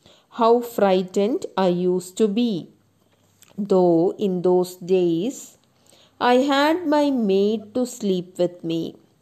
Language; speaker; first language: English; non-native, local second language; Malayalam